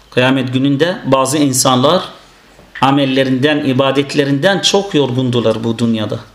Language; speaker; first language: Turkish; non-native, fluent; Arabic